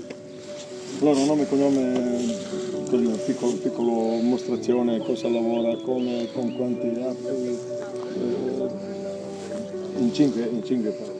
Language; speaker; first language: Italian; non-native, learner; Croatian